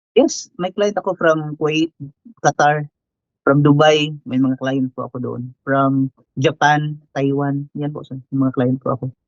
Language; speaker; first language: Filipino; native; Filipino